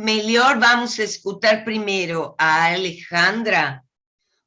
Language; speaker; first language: Portuguese; non-native, learner; Spanish